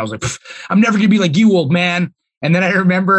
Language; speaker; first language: English; native; English